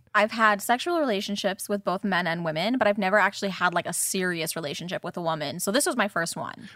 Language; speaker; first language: English; early bilingual, other home language; Czech